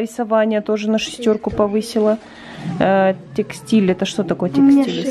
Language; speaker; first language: Russian; native; Russian